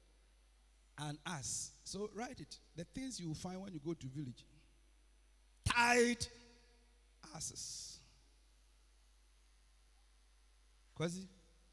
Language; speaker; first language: English; non-native, local second language; Akan